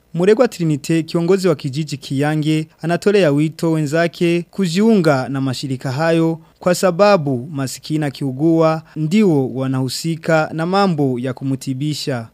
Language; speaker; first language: Swahili; non-native, local second language; Rundi